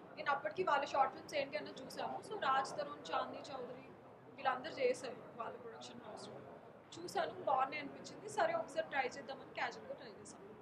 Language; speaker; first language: Telugu; non-native, local second language; Marathi